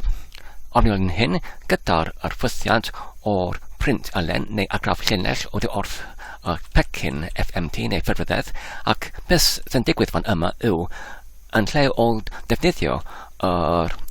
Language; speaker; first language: Welsh; non-native, learner; English